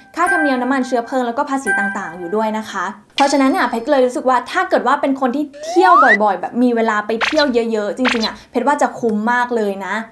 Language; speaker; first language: Thai; native; Thai